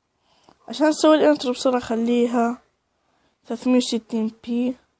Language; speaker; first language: Arabic; native; Arabic